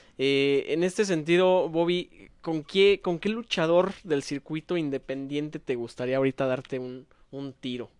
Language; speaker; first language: Spanish; native; Spanish